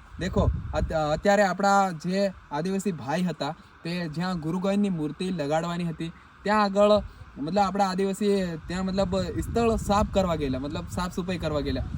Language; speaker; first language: Gujarati; non-native, local second language; Bhili